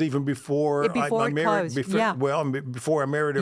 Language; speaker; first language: English; native; English